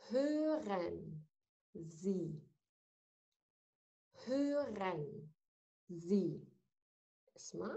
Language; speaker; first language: German; non-native, fluent; Arabic